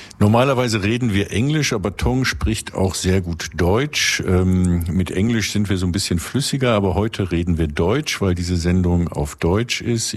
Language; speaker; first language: German; native; German